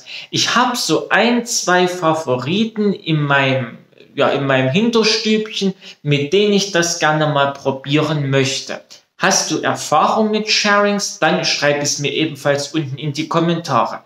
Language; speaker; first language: German; native; German